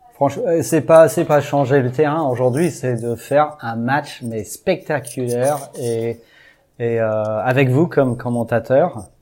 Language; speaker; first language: French; non-native, fluent; English